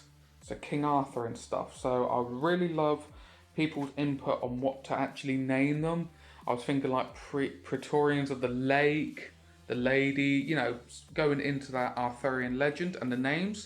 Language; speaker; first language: English; native; English